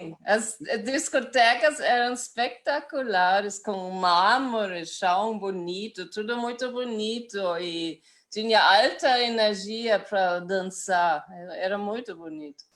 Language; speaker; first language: Portuguese; non-native, fluent; German